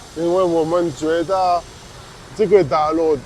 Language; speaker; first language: Chinese; non-native, learner; French